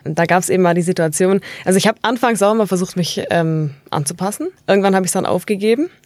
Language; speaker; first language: German; native; German